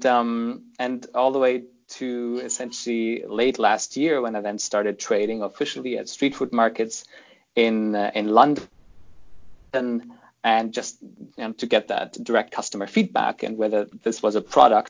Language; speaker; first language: English; non-native, fluent; German